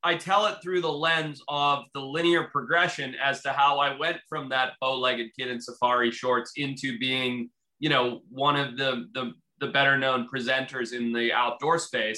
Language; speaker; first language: English; native; English